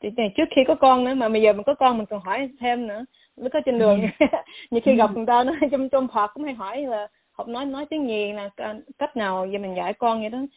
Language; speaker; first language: Vietnamese; early bilingual, heritage; Vietnamese